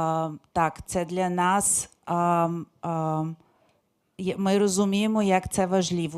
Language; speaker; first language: Ukrainian; non-native, fluent; English